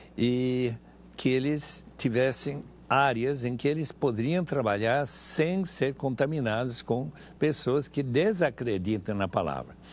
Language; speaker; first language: Portuguese; non-native, fluent; English